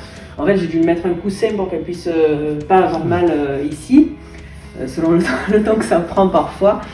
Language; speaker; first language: French; native; French